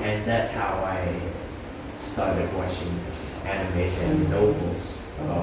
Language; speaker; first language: English; non-native, fluent; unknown